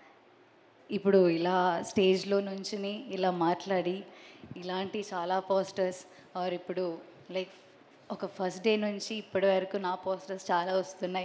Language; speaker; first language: Telugu; non-native, learner; Malayalam